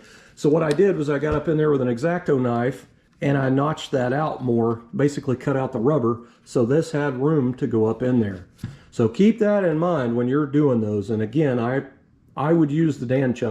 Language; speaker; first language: English; native; English